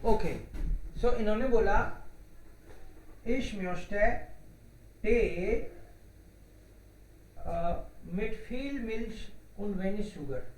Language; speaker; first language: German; non-native, fluent; Hindi